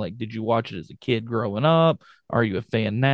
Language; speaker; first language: English; native; English